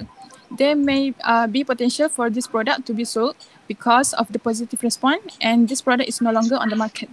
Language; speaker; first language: English; non-native, local second language; Malay